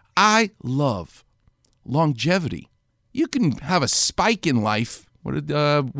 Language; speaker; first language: English; native; English